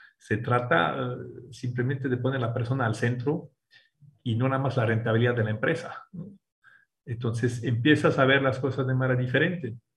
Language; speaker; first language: Spanish; non-native, fluent; French